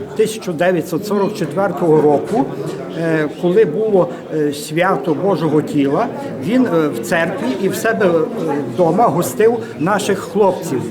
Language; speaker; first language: Ukrainian; native; Ukrainian